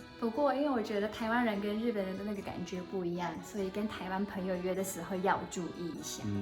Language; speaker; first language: Chinese; non-native, fluent; Japanese